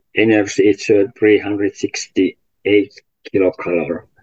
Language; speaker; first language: English; non-native, learner; Finnish